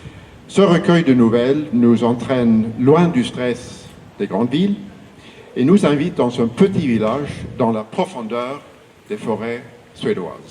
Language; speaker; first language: French; non-native, fluent; Swedish